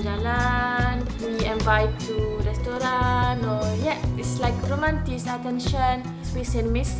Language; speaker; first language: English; non-native, learner; French